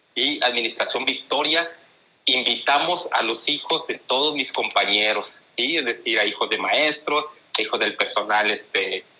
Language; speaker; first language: Spanish; native; Spanish